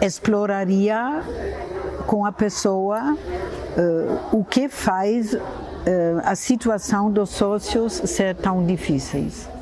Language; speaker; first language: Portuguese; non-native, fluent; German